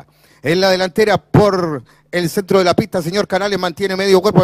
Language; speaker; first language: Spanish; native; Spanish